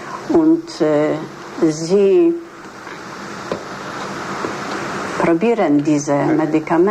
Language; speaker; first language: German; non-native, learner; Polish